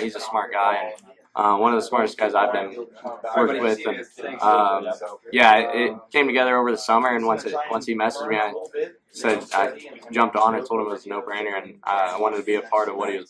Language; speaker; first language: English; native; English